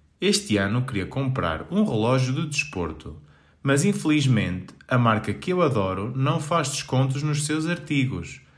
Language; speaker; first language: Portuguese; native; Portuguese